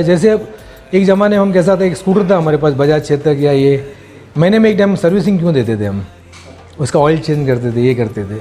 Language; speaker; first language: Hindi; non-native, local second language; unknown